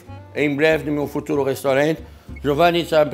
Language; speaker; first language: Portuguese; non-native, fluent; French